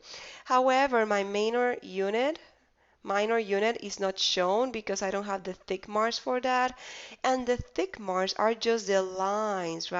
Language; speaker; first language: English; non-native, fluent; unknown